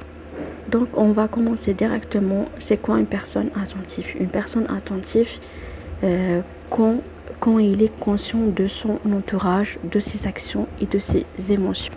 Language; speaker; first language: French; non-native, local second language; Arabic